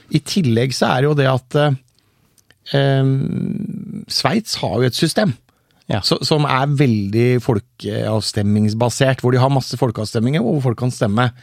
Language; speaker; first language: Norwegian; native; Norwegian